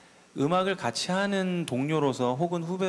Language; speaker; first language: Korean; native; Korean